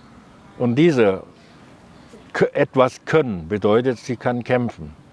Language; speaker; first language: German; non-native, learner; Thai